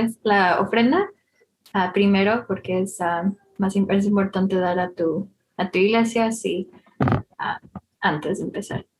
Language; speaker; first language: Spanish; early bilingual, heritage; Spanish